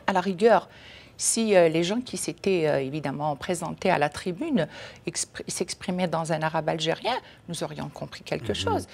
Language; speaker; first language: French; non-native, local second language; Kabyle